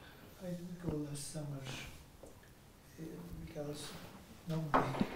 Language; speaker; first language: English; non-native, learner; Turkish